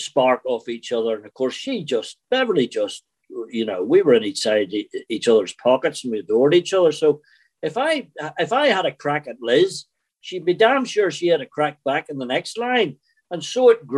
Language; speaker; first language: English; native; English